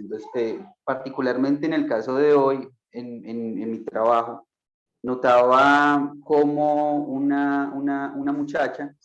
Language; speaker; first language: Spanish; native; Spanish